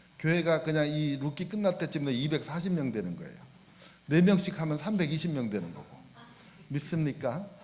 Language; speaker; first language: Korean; native; Korean